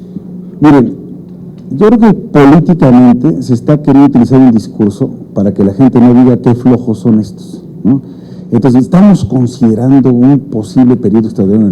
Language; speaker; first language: Spanish; native; Spanish